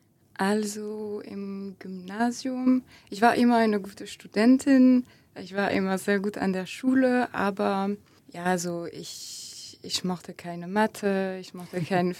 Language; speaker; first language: German; non-native, fluent; French